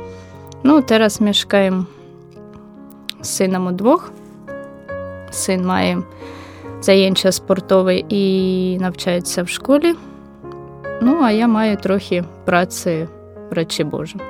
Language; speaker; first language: Ukrainian; non-native, local second language; Russian